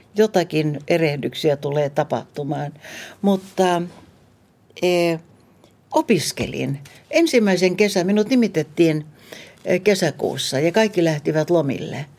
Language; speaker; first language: Finnish; non-native, local second language; Swedish